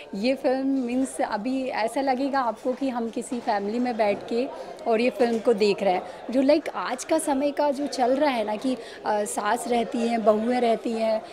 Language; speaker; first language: Hindi; native; Hindi